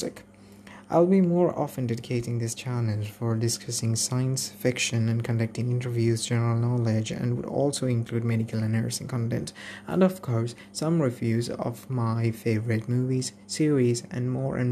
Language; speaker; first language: English; non-native, local second language; Malayalam